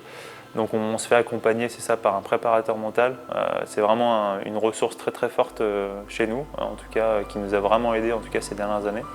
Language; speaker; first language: French; native; French